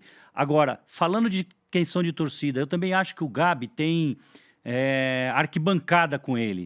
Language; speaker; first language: Portuguese; native; Portuguese